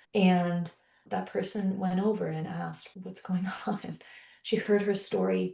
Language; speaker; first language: English; native; English